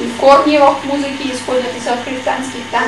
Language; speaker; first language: Russian; native; Russian